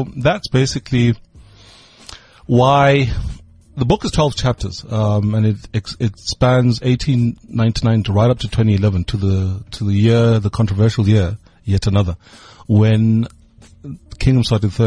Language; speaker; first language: English; non-native, local second language; Swati